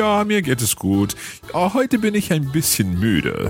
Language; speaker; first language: German; non-native, fluent; English